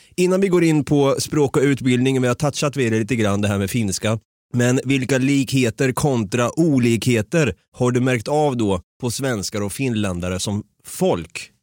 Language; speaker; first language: Swedish; native; Swedish